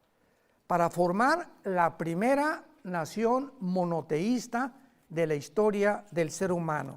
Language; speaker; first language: Spanish; native; Spanish